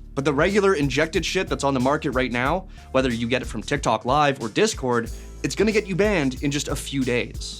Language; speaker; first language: English; native; English